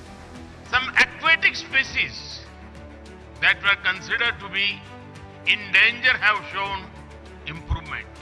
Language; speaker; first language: English; non-native, local second language; Hindi